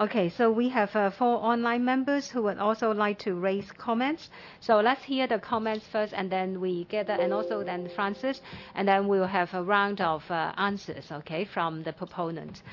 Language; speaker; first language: English; non-native, local second language; Cantonese